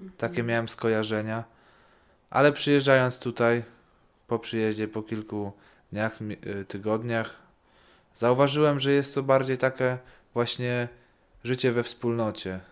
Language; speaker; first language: Polish; early bilingual, heritage; Polish